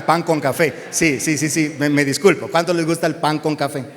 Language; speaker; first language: Spanish; native; Spanish